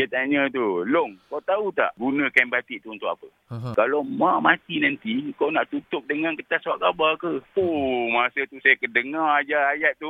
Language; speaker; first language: Malay; native; Malay